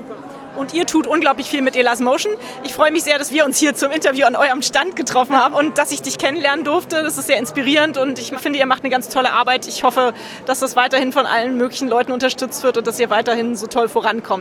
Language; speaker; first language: German; native; German